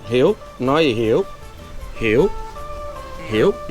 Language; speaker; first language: Vietnamese; non-native, learner; Portuguese